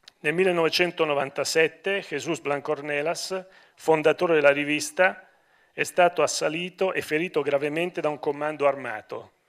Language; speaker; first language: Italian; native; Italian